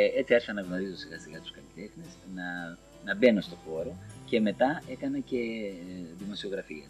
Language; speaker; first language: Greek; native; Greek